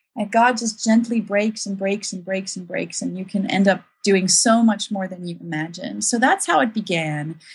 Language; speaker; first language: English; native; English